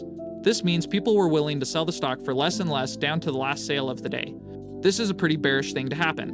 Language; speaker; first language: English; native; English